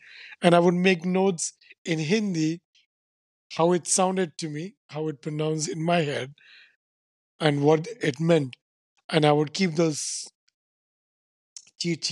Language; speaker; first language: English; non-native, local second language; Sindhi